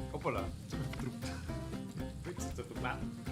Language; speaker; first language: German; native; German